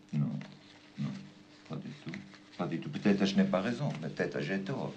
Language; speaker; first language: French; non-native, fluent; German